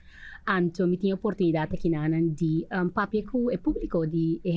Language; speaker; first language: English; non-native, fluent; Papiamento